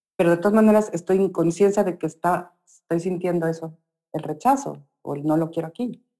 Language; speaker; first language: Spanish; native; Spanish